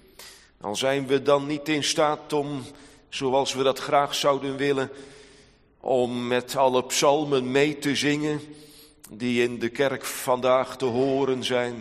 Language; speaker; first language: Dutch; native; Dutch